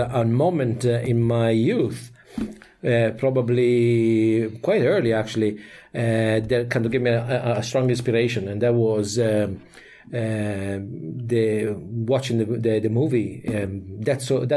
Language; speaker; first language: English; non-native, fluent; Italian